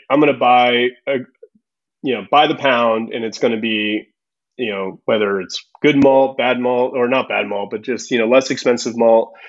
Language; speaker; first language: English; early bilingual, other home language; Spanish